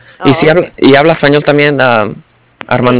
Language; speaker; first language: Spanish; non-native, local second language; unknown